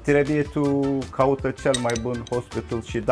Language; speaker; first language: Romanian; non-native, learner; Turkish